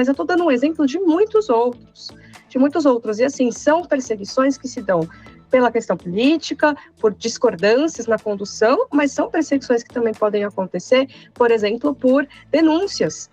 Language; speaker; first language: Portuguese; native; Portuguese